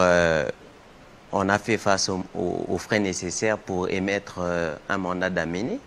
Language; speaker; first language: French; non-native, local second language; Lingala